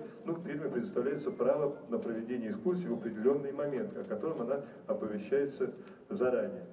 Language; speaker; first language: Russian; native; Russian